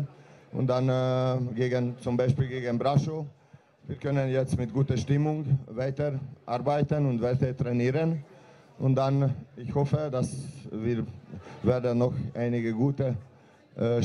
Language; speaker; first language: German; non-native, learner; Hungarian